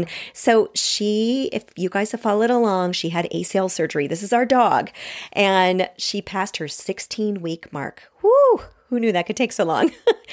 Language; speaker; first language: English; native; English